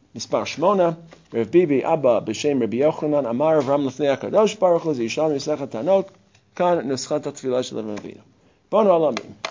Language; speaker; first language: Hebrew; non-native, fluent; English